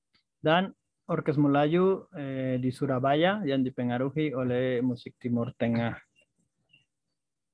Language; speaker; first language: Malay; non-native, fluent; Spanish